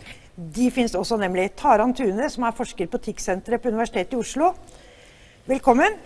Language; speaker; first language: Norwegian; native; Norwegian